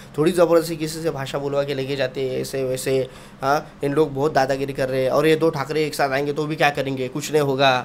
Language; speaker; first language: Hindi; non-native, local second language; Marathi